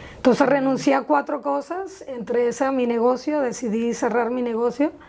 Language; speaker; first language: Spanish; native; Spanish